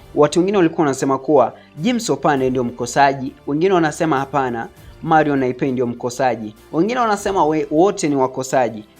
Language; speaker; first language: Swahili; native; Swahili